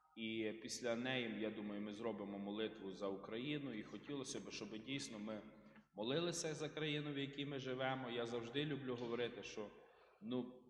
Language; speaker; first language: Ukrainian; native; Ukrainian